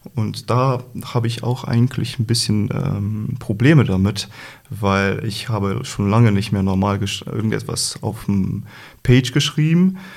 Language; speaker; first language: German; non-native, fluent; Slovenian